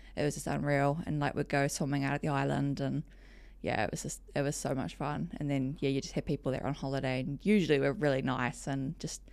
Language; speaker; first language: English; native; English